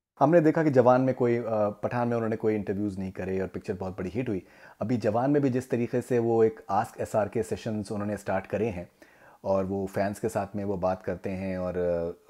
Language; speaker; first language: Hindi; native; Hindi